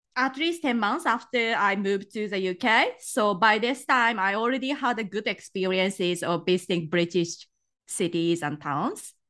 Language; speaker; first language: English; non-native, fluent; Japanese